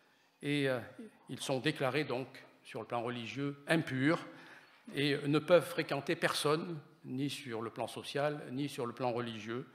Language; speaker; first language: French; native; French